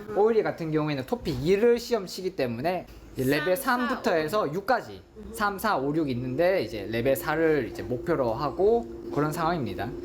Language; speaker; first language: Korean; native; Korean